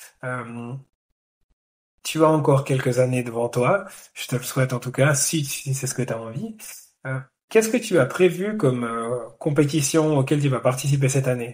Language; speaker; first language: French; native; French